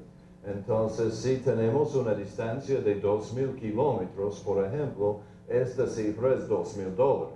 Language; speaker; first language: Spanish; non-native, fluent; English